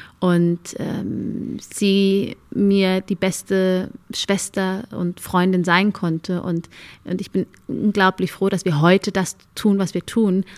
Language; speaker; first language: German; early bilingual, other home language; Amharic